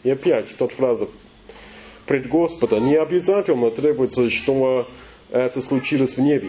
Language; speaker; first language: Russian; non-native, learner; English